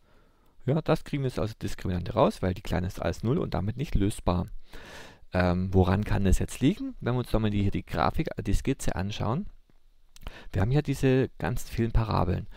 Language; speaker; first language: German; native; German